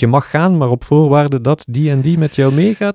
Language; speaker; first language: Dutch; native; Dutch